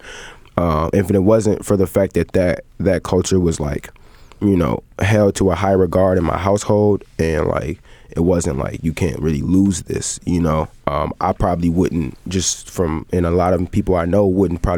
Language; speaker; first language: English; native; English